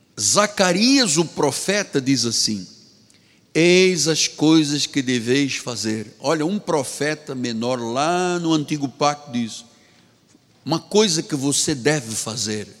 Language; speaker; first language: Portuguese; native; Portuguese